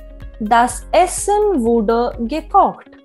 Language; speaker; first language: German; non-native, fluent; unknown